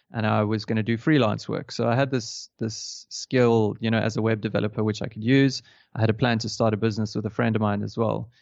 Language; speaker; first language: English; native; English